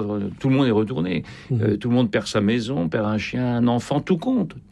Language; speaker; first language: French; native; French